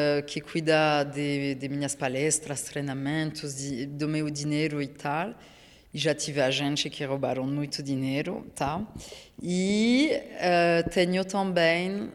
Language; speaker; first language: Portuguese; non-native, fluent; French